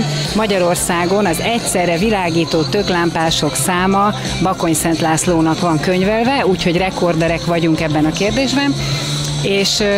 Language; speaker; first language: Hungarian; native; Hungarian